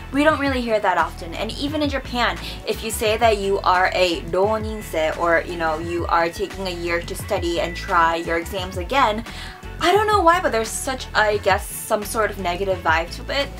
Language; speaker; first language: English; native; English